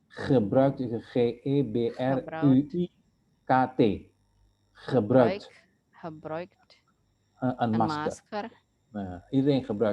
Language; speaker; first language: Dutch; non-native, fluent; Indonesian